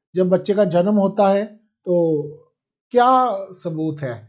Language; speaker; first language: Hindi; non-native, local second language; Punjabi